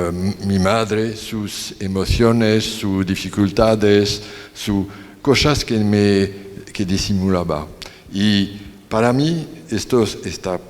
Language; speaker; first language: Spanish; non-native, learner; French